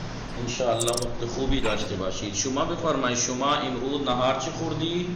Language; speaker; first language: Persian; non-native, fluent; Urdu